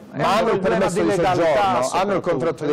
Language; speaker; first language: Italian; native; Italian